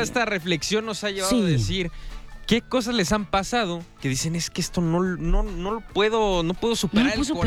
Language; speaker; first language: Spanish; native; Spanish